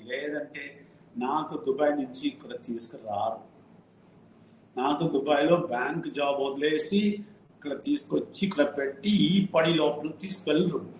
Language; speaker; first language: Telugu; non-native, fluent; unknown